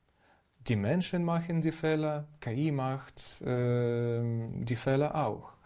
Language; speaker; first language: German; non-native, fluent; Ukrainian